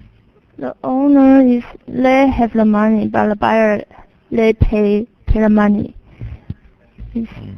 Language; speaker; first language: English; non-native, learner; Chinese